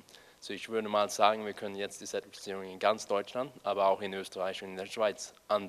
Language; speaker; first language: German; non-native, fluent; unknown